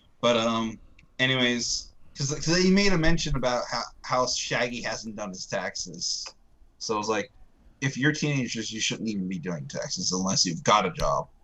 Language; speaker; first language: English; native; English